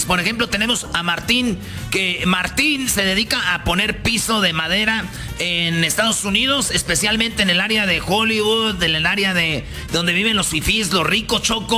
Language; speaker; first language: Spanish; native; Spanish